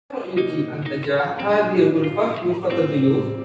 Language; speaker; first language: Arabic; non-native, learner; Indonesian